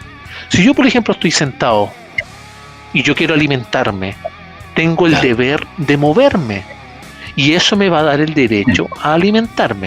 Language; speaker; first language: Spanish; native; Spanish